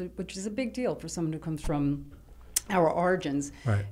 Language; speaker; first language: English; native; English